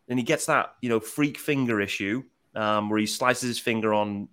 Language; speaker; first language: English; native; English